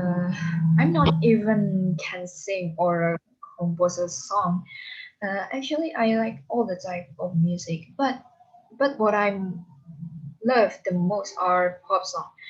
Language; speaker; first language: English; non-native, learner; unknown